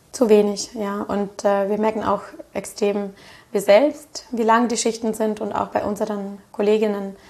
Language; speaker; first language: German; non-native, fluent; Russian